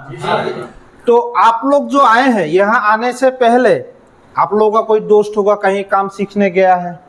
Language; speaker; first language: Hindi; non-native, local second language; Assamese